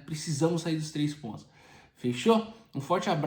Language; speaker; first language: Portuguese; native; Portuguese